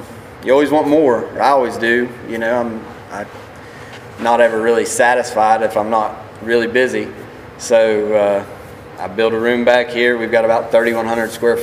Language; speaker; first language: English; native; English